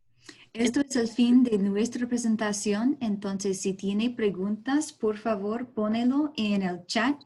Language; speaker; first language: Spanish; non-native, learner; English